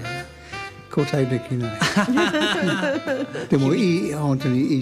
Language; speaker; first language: Japanese; non-native, learner; English